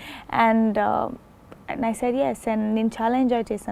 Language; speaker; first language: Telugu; non-native, local second language; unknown